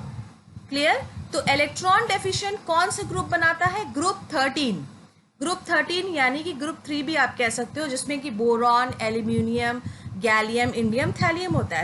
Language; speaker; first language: Hindi; native; Hindi